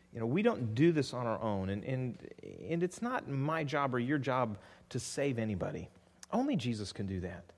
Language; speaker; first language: English; native; English